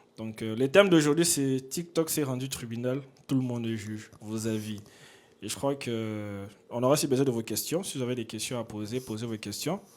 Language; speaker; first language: French; non-native, local second language; Lingala